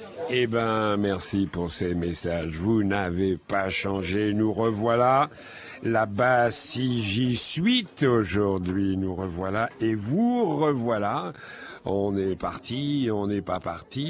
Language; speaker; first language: French; native; French